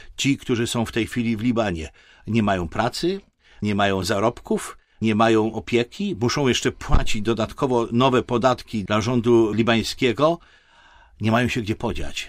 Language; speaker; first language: Polish; native; Polish